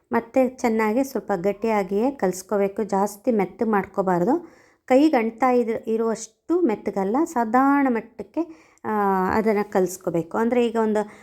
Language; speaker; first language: Kannada; non-native, local second language; Konkani